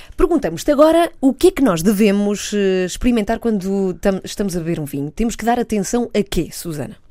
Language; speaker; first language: Portuguese; native; Portuguese